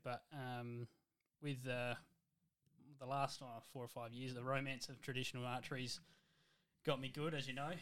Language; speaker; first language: English; native; English